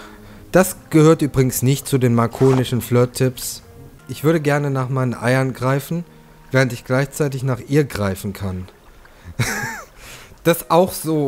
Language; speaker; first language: German; native; German